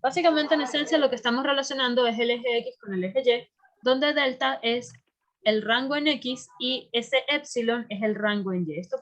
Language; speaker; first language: Spanish; native; Spanish